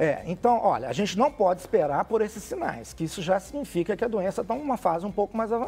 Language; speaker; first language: Portuguese; native; Portuguese